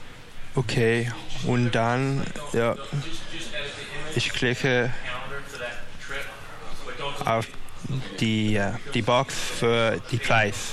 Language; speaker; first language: German; non-native, learner; English